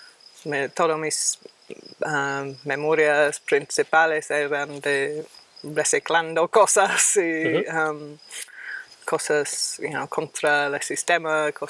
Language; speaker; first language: Spanish; non-native, fluent; English